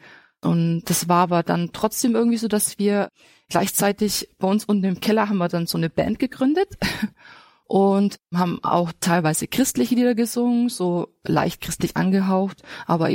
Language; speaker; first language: German; native; German